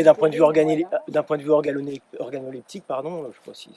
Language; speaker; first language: French; native; French